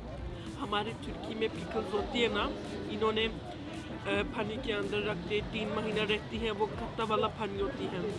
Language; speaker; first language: Hindi; non-native, learner; Turkish